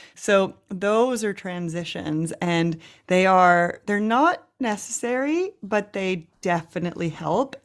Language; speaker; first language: English; native; English